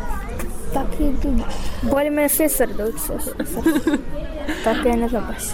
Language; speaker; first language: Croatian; non-native, learner; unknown